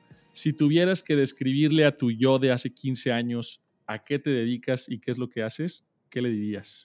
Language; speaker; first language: Spanish; native; Spanish